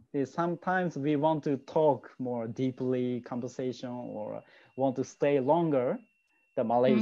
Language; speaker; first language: English; non-native, learner; Japanese